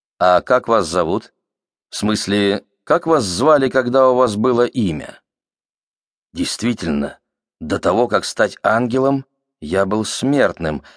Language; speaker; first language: Russian; native; Russian